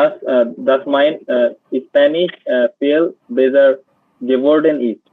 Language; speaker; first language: German; non-native, learner; Bangla